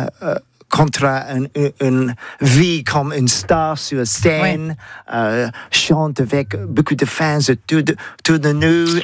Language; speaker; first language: French; non-native, learner; English